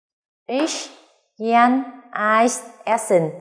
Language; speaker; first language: German; non-native, fluent; Vietnamese